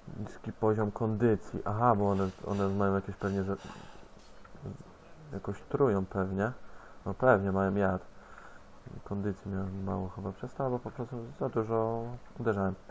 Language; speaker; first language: Polish; native; Polish